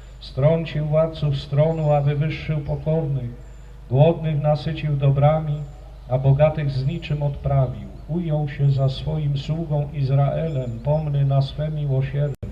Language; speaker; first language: Polish; native; Polish